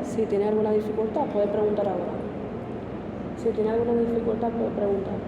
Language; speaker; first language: Spanish; native; Spanish